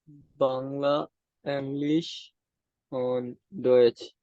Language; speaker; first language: German; non-native, learner; Bangla